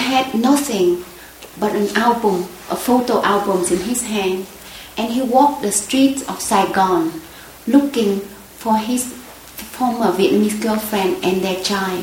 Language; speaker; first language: English; non-native, fluent; Vietnamese